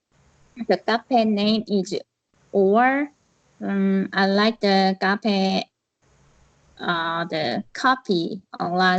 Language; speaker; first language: English; non-native, learner; Korean